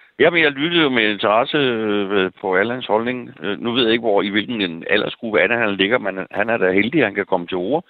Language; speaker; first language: Danish; native; Danish